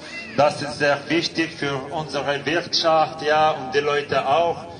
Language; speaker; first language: German; non-native, fluent; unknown